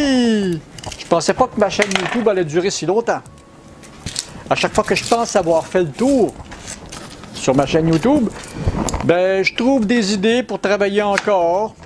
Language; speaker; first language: French; native; French